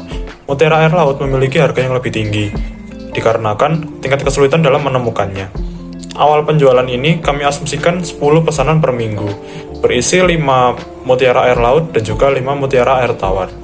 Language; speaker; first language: Indonesian; native; Indonesian